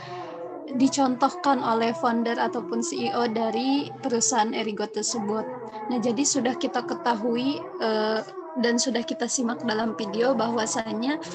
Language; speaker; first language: Indonesian; native; Indonesian